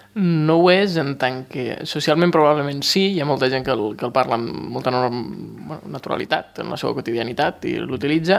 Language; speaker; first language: Catalan; native; Catalan